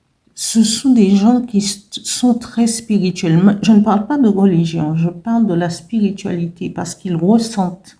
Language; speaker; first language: French; native; French